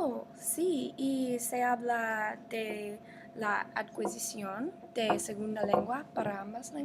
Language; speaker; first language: Spanish; non-native, learner; English